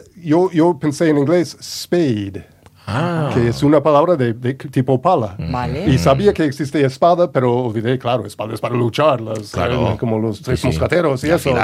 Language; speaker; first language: Spanish; non-native, fluent; English